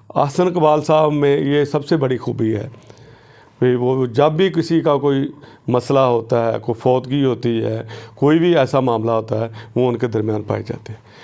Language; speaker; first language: Urdu; non-native, local second language; Punjabi